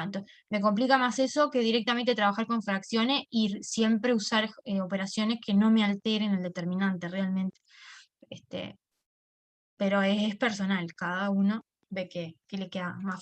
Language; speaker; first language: Spanish; native; Spanish